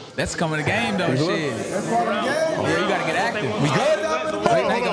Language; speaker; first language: English; native; English